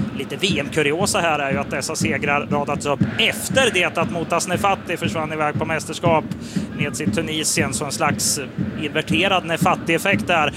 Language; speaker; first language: Swedish; native; Swedish